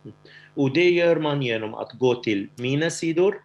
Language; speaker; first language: Swedish; non-native, fluent; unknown